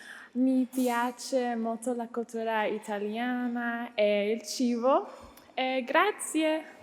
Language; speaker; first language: Italian; non-native, learner; English